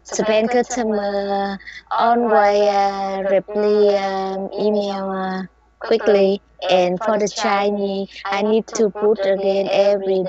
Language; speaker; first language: English; non-native, learner; Vietnamese